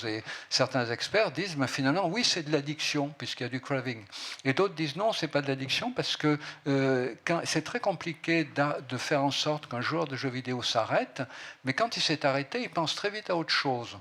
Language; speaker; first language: French; native; French